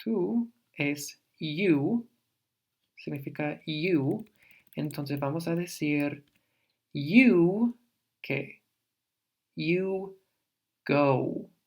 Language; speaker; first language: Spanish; non-native, fluent; English